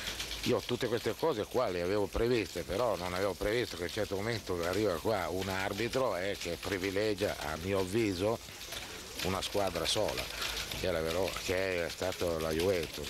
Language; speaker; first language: Italian; native; Italian